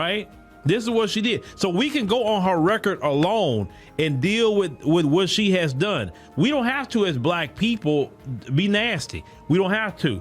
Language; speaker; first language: English; native; English